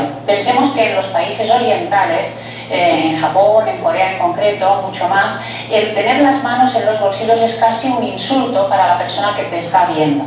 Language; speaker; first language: Spanish; native; Spanish